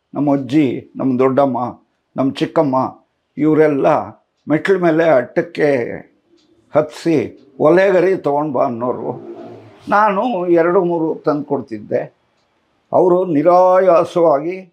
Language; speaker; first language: Kannada; non-native, local second language; Tamil